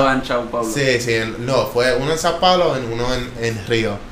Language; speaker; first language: Spanish; early bilingual, heritage; Spanish